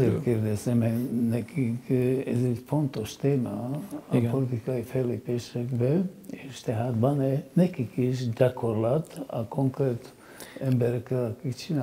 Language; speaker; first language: Hungarian; non-native, fluent; Slovak